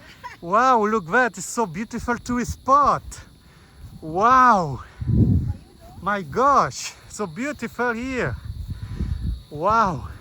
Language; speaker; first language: English; non-native, learner; French